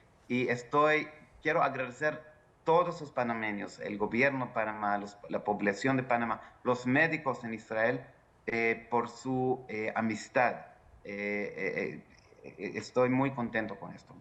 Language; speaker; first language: Spanish; non-native, fluent; Hebrew